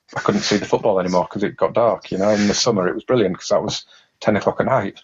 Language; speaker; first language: English; native; English